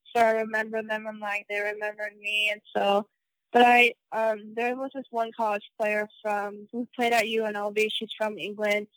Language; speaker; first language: English; native; English